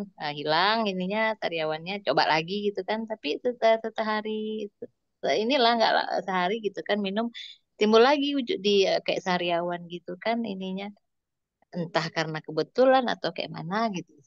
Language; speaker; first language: Malay; native; Malay